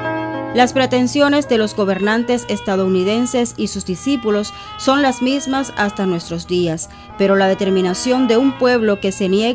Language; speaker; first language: Spanish; native; Spanish